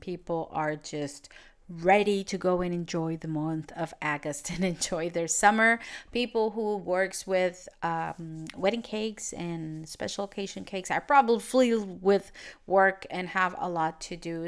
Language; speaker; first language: English; non-native, fluent; Spanish